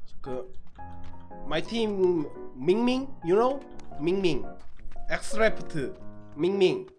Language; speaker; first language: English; non-native, learner; Korean